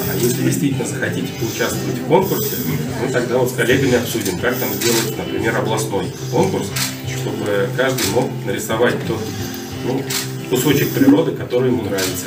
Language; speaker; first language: Russian; native; Russian